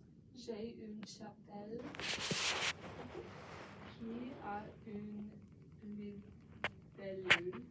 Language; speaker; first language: French; non-native, learner; English